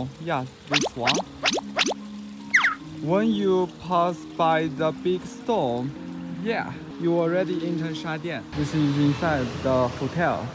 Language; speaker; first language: English; non-native, learner; Chinese